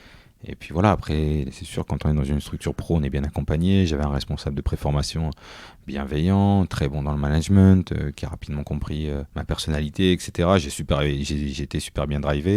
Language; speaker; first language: French; native; French